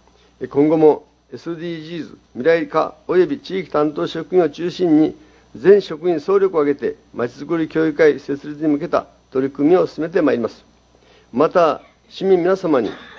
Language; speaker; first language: Japanese; native; Japanese